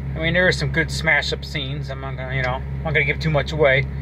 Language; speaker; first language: English; native; English